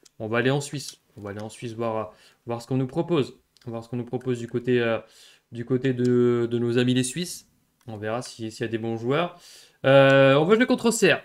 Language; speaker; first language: French; native; French